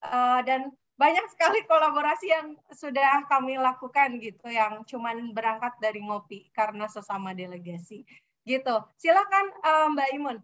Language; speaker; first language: Indonesian; native; Indonesian